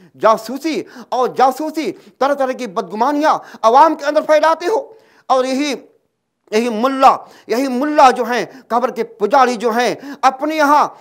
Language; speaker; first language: Urdu; native; Urdu